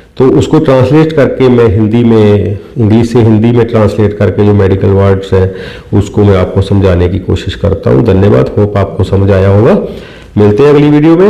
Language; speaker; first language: Hindi; non-native, local second language; Punjabi